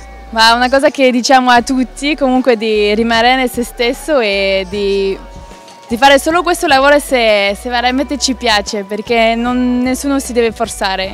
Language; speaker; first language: Italian; non-native, fluent; Swedish